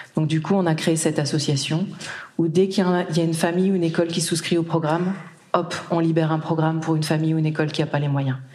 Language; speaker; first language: French; native; French